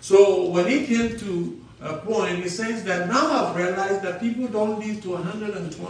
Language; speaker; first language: English; non-native, local second language; Akan